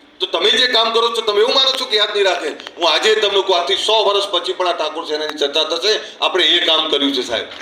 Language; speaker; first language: Gujarati; native; Gujarati